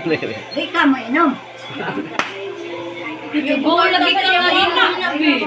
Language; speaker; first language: Filipino; native; Filipino